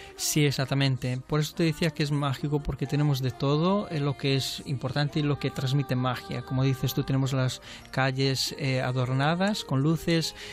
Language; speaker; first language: Spanish; non-native, fluent; Romanian